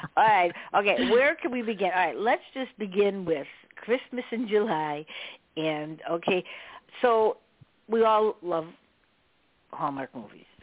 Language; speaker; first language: English; native; English